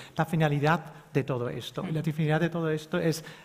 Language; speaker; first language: Spanish; early bilingual, heritage; Spanish